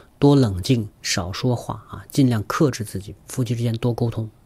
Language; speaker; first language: Chinese; native; Chinese